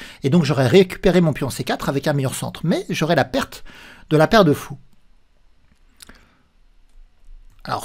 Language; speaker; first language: French; native; French